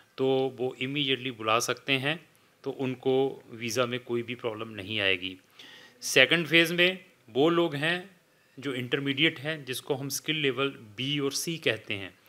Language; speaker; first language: Hindi; native; Hindi